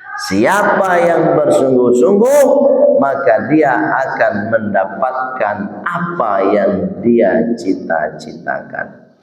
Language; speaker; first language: Malay; non-native, local second language; Minangkabau